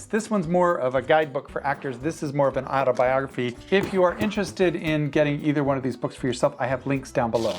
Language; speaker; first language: English; native; English